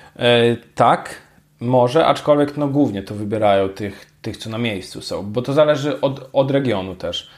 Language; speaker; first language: Polish; native; Polish